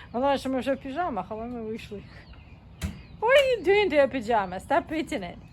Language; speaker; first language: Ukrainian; native; Ukrainian